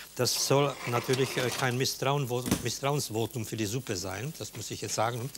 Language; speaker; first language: German; non-native, fluent; Czech